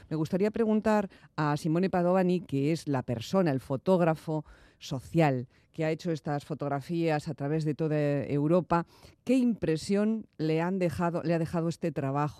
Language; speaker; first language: Spanish; native; Spanish